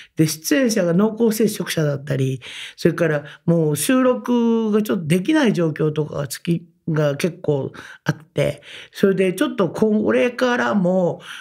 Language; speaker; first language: Japanese; native; Japanese